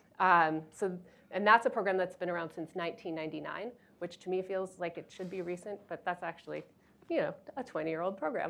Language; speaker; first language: English; native; English